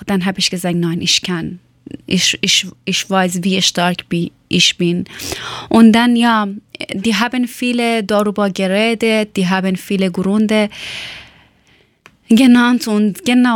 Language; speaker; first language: German; non-native, learner; Persian